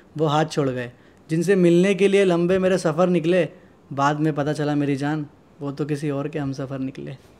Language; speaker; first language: Hindi; native; Hindi